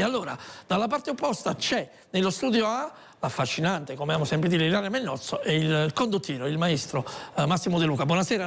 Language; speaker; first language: Italian; native; Italian